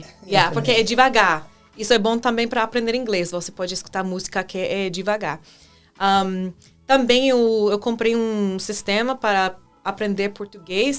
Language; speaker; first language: Portuguese; non-native, fluent; English